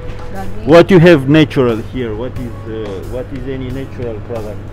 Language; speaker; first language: English; non-native, learner; Romanian